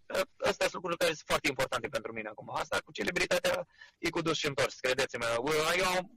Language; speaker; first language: Romanian; native; Romanian